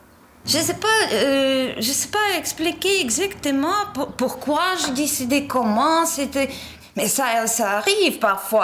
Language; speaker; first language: French; non-native, fluent; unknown